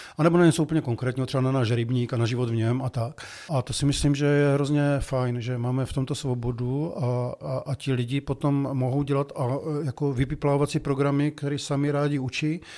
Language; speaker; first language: Czech; native; Czech